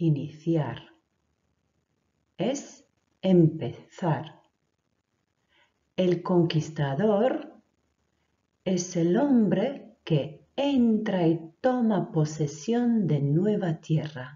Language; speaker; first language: Spanish; non-native, fluent; Croatian